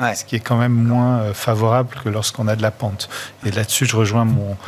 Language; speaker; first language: French; non-native, fluent; Portuguese